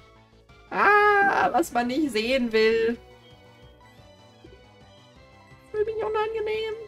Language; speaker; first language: German; native; German